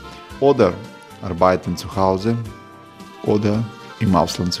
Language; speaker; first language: German; non-native, fluent; Croatian